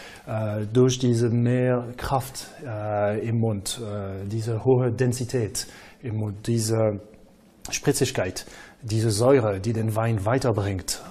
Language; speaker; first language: German; non-native, fluent; French